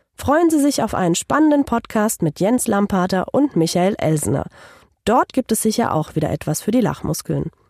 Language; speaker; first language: German; non-native, fluent; Hungarian